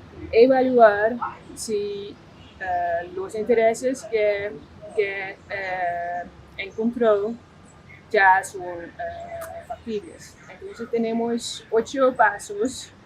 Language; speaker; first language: Spanish; non-native, fluent; Dutch